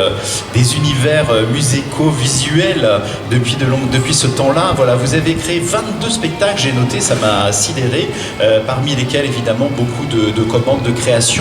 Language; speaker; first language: French; native; French